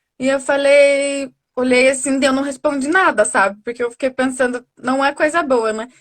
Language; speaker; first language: Portuguese; native; Portuguese